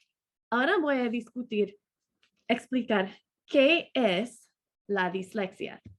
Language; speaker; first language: Spanish; non-native, fluent; English